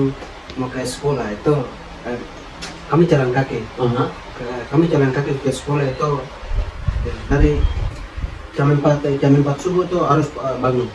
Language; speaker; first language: Indonesian; non-native, local second language; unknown